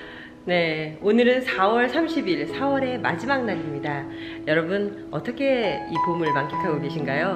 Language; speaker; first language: Korean; native; Korean